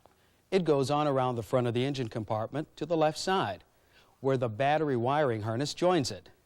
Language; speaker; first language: English; native; English